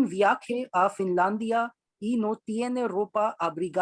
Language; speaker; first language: Spanish; non-native, learner; Hindi